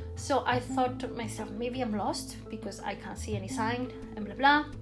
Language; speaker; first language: English; non-native, fluent; Spanish